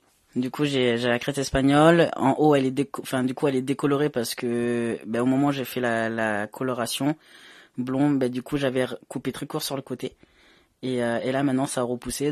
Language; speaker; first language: French; native; French